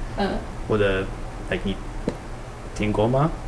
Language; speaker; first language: Chinese; non-native, learner; English